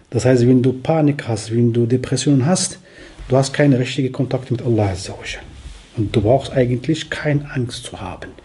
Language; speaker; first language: German; non-native, fluent; Arabic